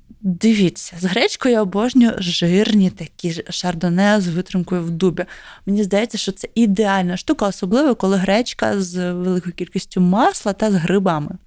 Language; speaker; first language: Ukrainian; native; Ukrainian